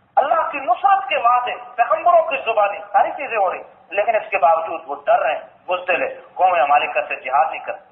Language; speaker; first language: Urdu; non-native, local second language; Punjabi